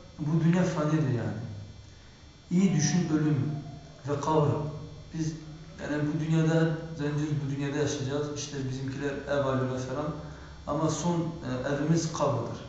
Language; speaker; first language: Turkish; early bilingual, heritage; Turkish